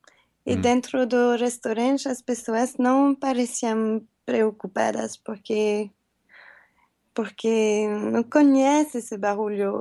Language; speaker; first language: Portuguese; non-native, learner; French